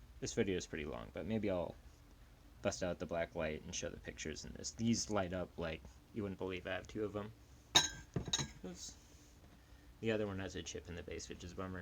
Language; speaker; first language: English; native; English